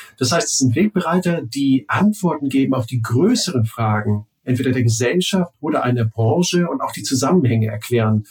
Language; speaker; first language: German; native; German